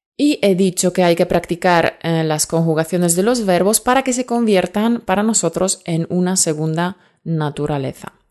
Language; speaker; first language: Spanish; non-native, fluent; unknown